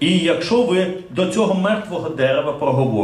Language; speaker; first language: Ukrainian; native; Ukrainian